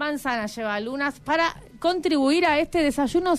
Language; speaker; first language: Spanish; native; Spanish